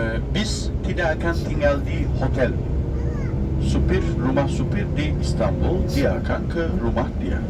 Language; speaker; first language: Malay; non-native, fluent; Turkish